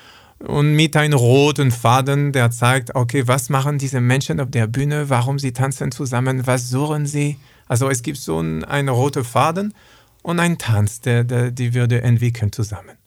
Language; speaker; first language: German; non-native, learner; French